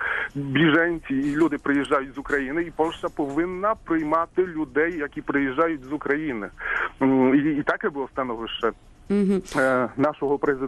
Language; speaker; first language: Ukrainian; non-native, fluent; Polish